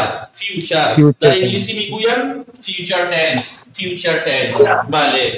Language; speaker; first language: Persian; non-native, fluent; Urdu